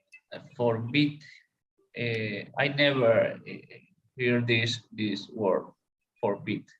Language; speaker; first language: English; non-native, learner; Spanish